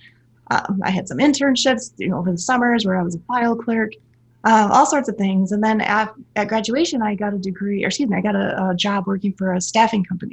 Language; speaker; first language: English; native; English